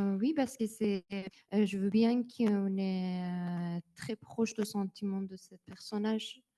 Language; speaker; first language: French; non-native, learner; Persian